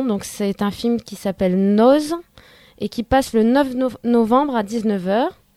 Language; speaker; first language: French; native; French